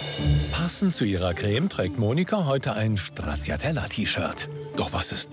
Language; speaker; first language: German; native; German